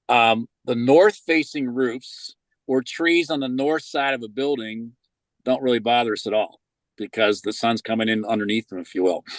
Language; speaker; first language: English; native; English